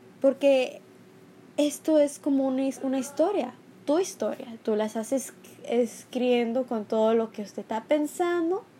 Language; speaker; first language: Spanish; early bilingual, heritage; Spanish